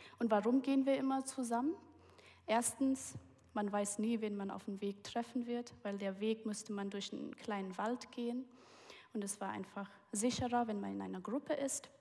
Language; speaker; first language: German; early bilingual, heritage; German